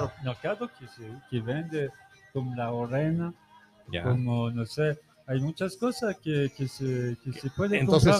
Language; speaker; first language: Spanish; non-native, learner; French